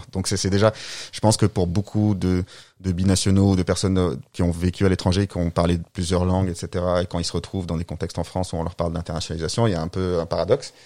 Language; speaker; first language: French; non-native, fluent; Arabic